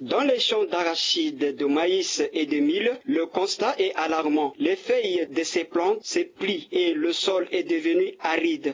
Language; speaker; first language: French; non-native, local second language; Sango